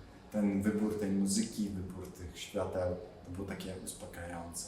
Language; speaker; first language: Polish; non-native, learner; English